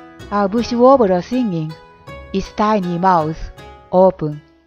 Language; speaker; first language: English; non-native, fluent; Japanese